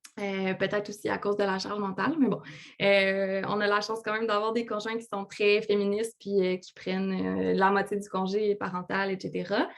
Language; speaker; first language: French; native; French